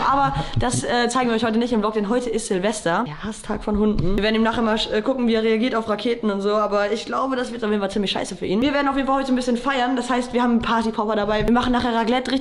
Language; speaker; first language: German; native; German